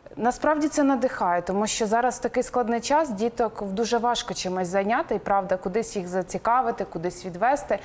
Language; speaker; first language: Ukrainian; native; Ukrainian